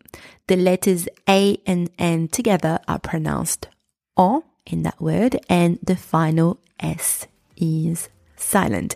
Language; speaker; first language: English; non-native, fluent; French